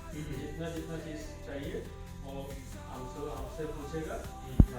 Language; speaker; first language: Hindi; non-native, local second language; Bangla